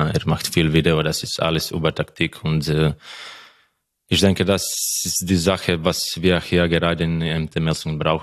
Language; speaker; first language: German; non-native, learner; Croatian